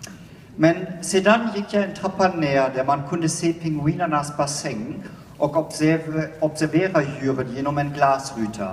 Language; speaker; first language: Swedish; non-native, fluent; German